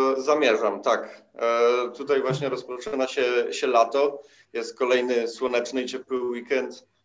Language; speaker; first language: Polish; native; Polish